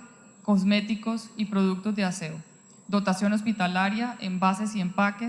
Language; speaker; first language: Spanish; native; Spanish